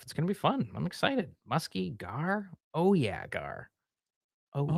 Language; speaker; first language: English; native; English